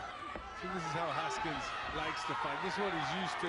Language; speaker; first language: English; native; English